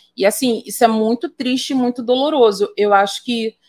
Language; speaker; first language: Portuguese; native; Portuguese